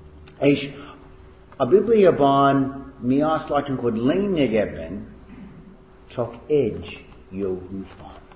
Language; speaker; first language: Hungarian; non-native, fluent; English